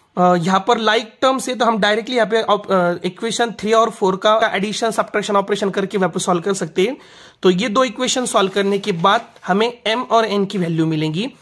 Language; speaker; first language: Hindi; non-native, local second language; Marathi